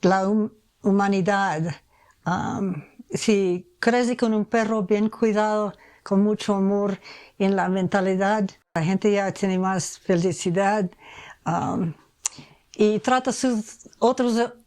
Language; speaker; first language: Spanish; non-native, fluent; English